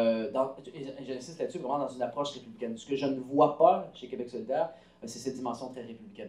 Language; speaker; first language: French; native; French